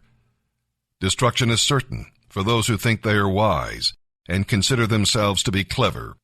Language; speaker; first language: English; native; English